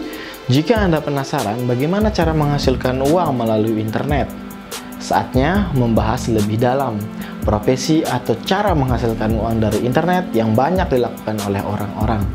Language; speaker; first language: Indonesian; native; Indonesian